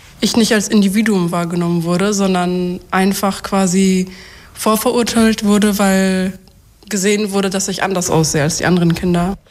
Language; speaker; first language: German; early bilingual, other home language; Kurdish